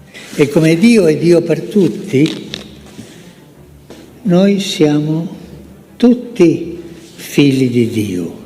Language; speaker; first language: Italian; non-native, fluent; Spanish